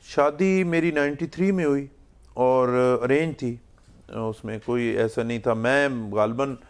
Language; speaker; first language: Urdu; non-native, local second language; Punjabi